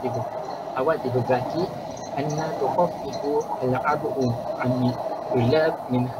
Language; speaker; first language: Arabic; non-native, learner; Malay